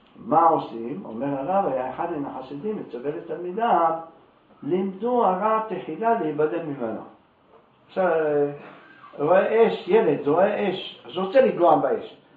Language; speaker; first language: Hebrew; native; Hebrew